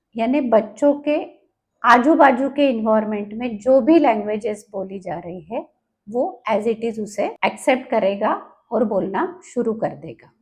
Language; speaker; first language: Hindi; non-native, local second language; Marathi